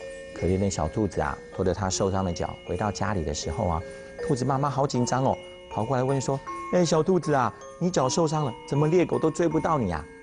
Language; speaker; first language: Chinese; native; Chinese